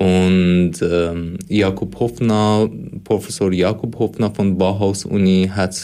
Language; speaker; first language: German; non-native, fluent; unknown